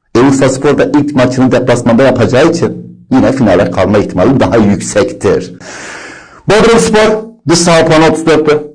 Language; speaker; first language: Turkish; native; Turkish